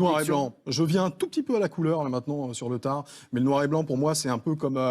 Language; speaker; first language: French; native; French